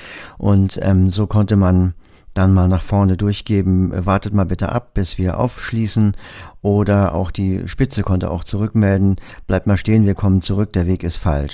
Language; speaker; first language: German; native; German